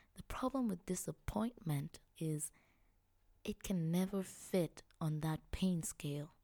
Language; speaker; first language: English; non-native, local second language; Swahili